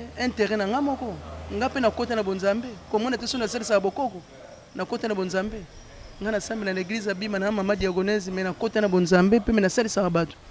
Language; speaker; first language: Lingala; non-native, local second language; Kongo